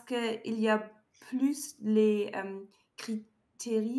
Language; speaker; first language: French; non-native, learner; German